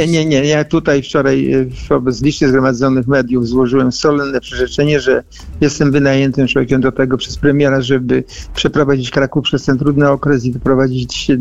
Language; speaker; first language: Polish; native; Polish